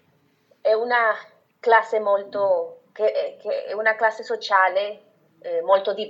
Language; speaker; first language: Italian; non-native, fluent; Spanish